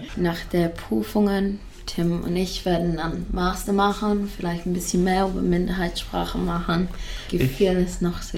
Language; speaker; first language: German; non-native, fluent; English